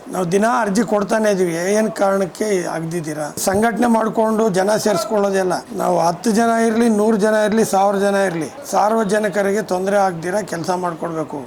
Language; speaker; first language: Kannada; native; Kannada